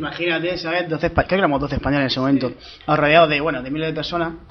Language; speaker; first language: Spanish; native; Spanish